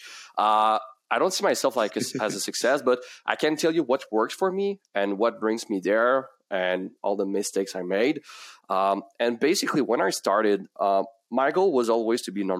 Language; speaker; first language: English; non-native, fluent; French